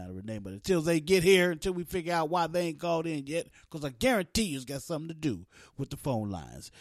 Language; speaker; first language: English; native; English